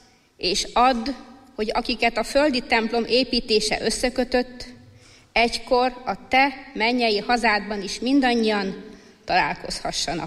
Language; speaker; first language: Hungarian; native; Hungarian